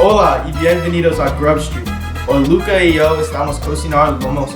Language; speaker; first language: Spanish; non-native, learner; English